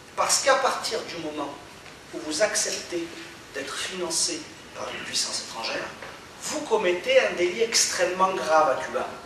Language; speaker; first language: French; native; French